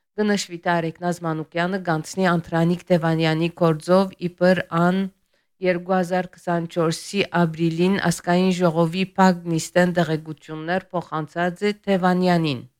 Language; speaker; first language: Armenian; early bilingual, heritage; Armenian